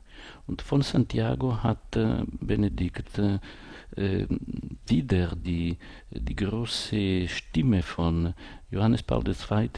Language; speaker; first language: German; non-native, fluent; Italian